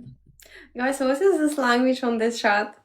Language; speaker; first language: English; non-native, learner; Polish